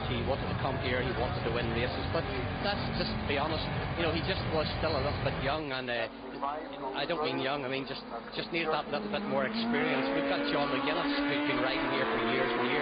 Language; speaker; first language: English; native; English